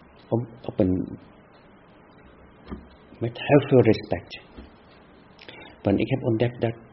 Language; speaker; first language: Dutch; non-native, fluent; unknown